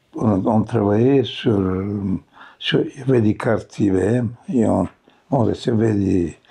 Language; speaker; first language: French; non-native, fluent; Bulgarian